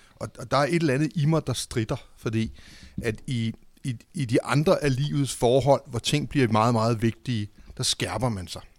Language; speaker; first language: Danish; native; Danish